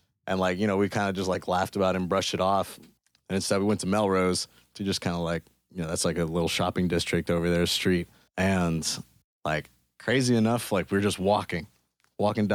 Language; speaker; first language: English; native; English